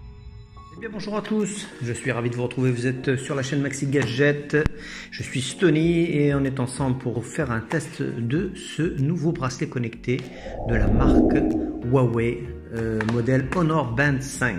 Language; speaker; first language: French; native; French